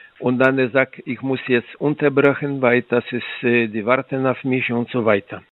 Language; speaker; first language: German; non-native, learner; Polish